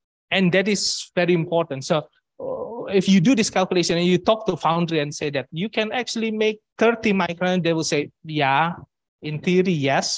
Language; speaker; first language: English; non-native, fluent; Indonesian